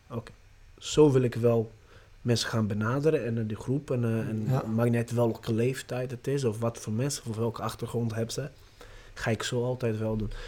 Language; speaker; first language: Dutch; non-native, fluent; Portuguese